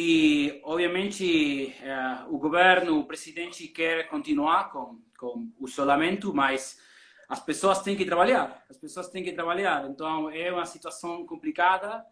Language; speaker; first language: Portuguese; non-native, learner; Spanish